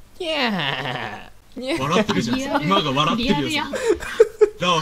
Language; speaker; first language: Japanese; native; Japanese